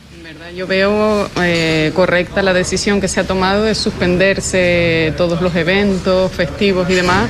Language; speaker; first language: Spanish; native; Spanish